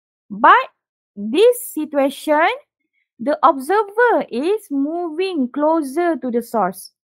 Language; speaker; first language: English; non-native, local second language; Malay